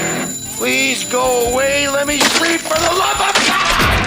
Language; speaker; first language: English; native; English